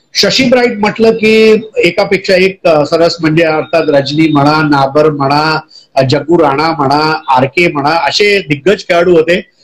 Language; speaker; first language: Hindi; non-native, local second language; Gujarati